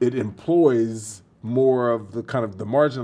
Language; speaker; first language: English; native; English